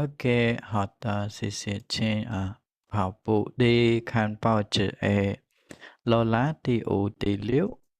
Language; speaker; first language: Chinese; non-native, fluent; Khmer